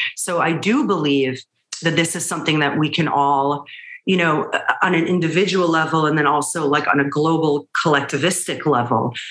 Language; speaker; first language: English; early bilingual, other home language; Hebrew